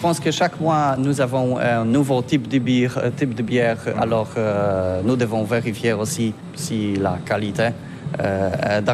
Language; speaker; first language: French; non-native, learner; Polish